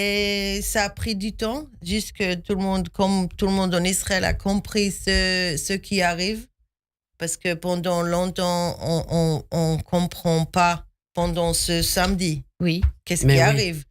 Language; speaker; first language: French; non-native, fluent; Hebrew